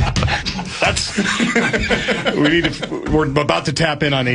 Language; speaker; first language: English; native; English